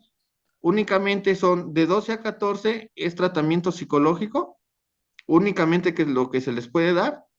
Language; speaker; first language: Spanish; native; Spanish